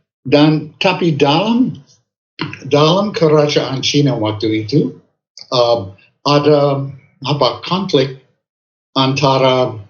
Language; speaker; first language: Indonesian; non-native, fluent; English